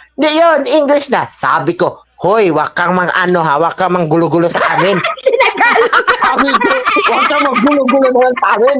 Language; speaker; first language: Filipino; non-native, learner; Indonesian